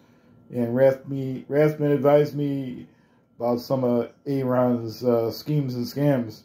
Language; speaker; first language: English; native; English